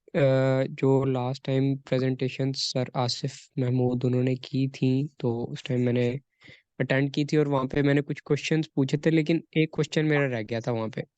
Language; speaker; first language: Urdu; non-native, local second language; Saraiki